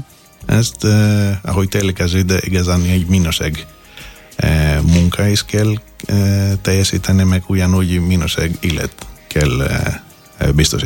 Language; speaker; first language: Hungarian; non-native, fluent; Greek